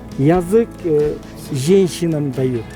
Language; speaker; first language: Russian; non-native, local second language; Kyrgyz